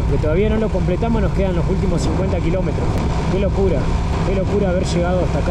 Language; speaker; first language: Spanish; native; Spanish